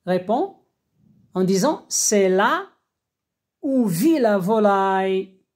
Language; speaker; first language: French; non-native, local second language; Arabic